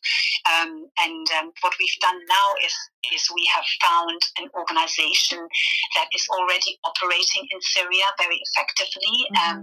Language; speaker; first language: English; non-native, fluent; German